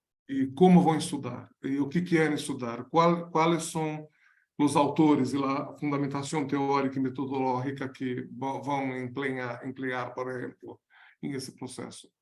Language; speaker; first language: Spanish; non-native, learner; Portuguese